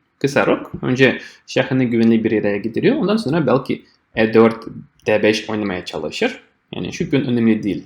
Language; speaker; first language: Turkish; non-native, fluent; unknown